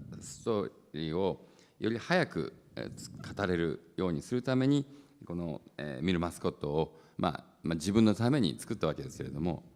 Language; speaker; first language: Japanese; native; Japanese